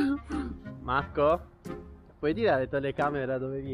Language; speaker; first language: Italian; native; Italian